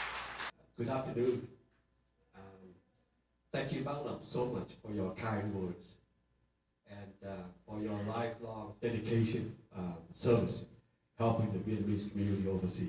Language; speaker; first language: English; early bilingual, other home language; Vietnamese